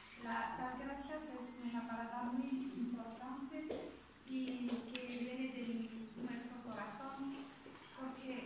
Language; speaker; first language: Spanish; non-native, fluent; French